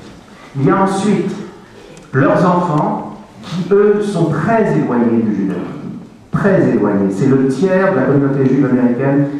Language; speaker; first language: French; native; French